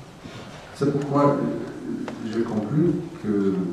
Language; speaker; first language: French; non-native, fluent; English